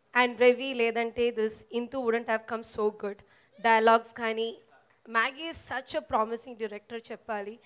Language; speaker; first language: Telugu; non-native, learner; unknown